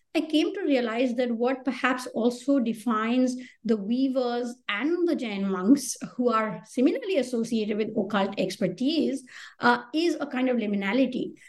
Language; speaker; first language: English; non-native, local second language; Hindi